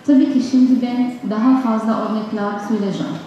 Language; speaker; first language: Turkish; non-native, learner; Arabic